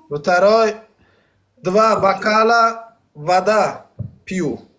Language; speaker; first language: Russian; non-native, learner; Turkmen